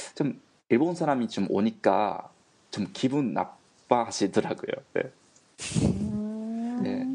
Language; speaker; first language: Korean; non-native, fluent; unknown